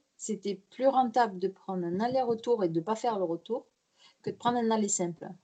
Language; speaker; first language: French; native; French